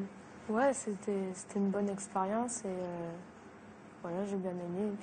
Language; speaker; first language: French; native; French